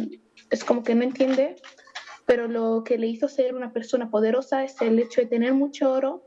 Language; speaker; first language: Spanish; early bilingual, other home language; Arabic